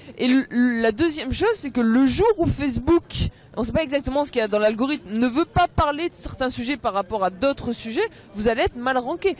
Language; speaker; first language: French; native; French